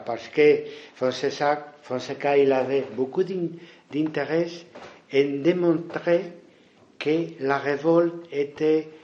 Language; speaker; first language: French; non-native, fluent; Spanish